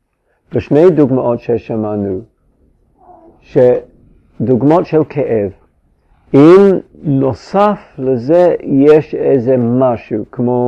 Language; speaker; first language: Hebrew; non-native, fluent; English